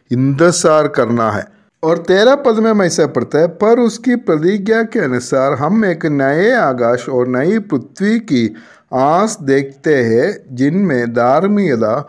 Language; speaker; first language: Hindi; non-native, local second language; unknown